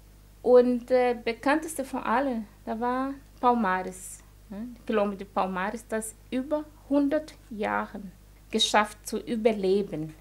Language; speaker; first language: German; non-native, fluent; Portuguese